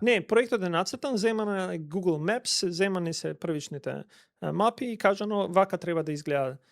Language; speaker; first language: Macedonian; non-native, local second language; Albanian